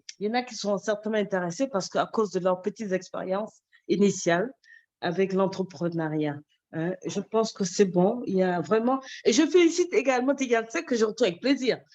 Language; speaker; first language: French; non-native, local second language; Wolof